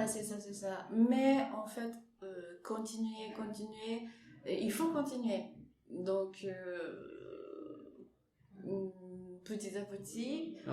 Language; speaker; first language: French; non-native, fluent; Japanese